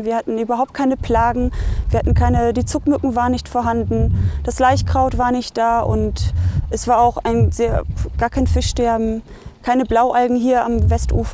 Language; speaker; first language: German; native; German